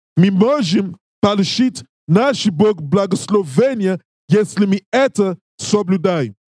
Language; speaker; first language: Russian; non-native, learner; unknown